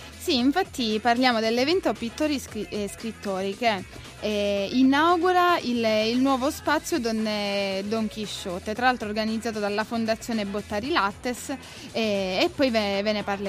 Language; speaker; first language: Italian; native; Italian